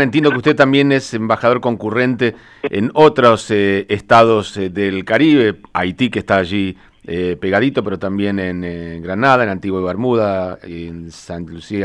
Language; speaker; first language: Spanish; native; Spanish